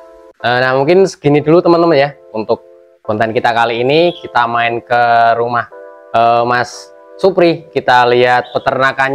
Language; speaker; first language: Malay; non-native, local second language; Javanese